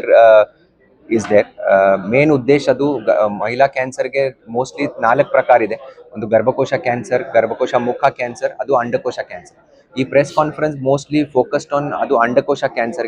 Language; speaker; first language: Kannada; non-native, learner; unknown